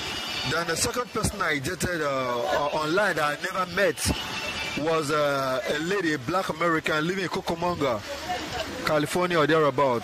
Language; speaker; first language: English; non-native, local second language; Igbo